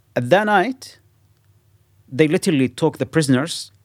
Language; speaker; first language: English; non-native, fluent; Arabic